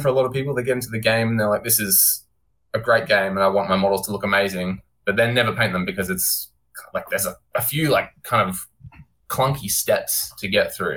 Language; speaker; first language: English; native; English